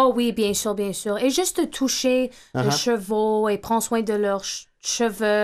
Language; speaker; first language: French; non-native, fluent; English